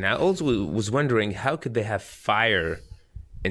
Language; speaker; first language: English; non-native, fluent; French